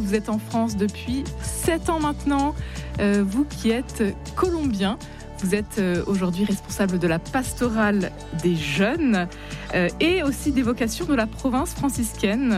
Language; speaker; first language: French; native; French